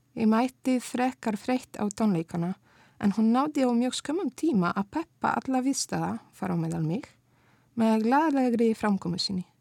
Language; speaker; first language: Icelandic; non-native, fluent; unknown